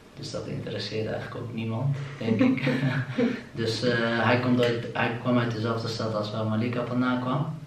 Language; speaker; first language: Dutch; early bilingual, other home language; Turkish